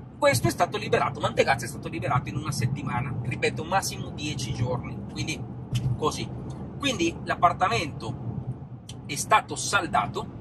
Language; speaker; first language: Italian; non-native, fluent; Spanish